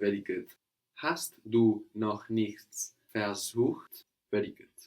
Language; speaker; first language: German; non-native, fluent; English